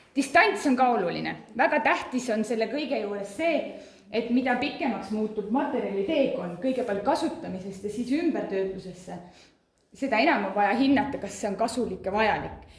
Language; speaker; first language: Estonian; native; Estonian